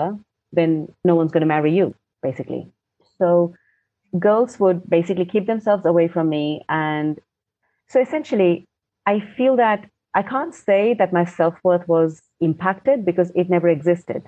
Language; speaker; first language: English; non-native, local second language; Gujarati